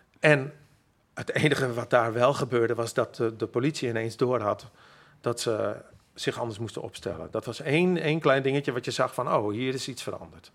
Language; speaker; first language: Dutch; non-native, local second language; Western Frisian